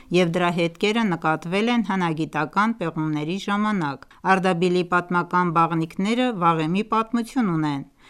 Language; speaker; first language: Armenian; early bilingual, heritage; Armenian